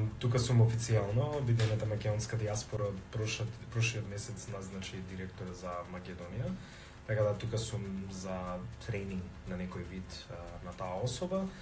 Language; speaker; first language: Macedonian; early bilingual, heritage; Macedonian